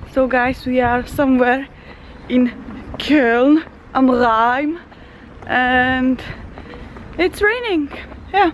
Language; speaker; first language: English; non-native, learner; Czech